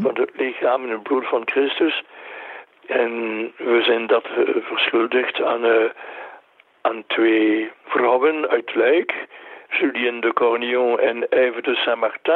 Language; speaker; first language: Dutch; non-native, local second language; French